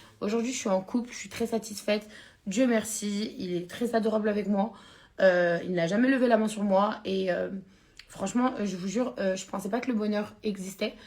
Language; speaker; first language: French; native; French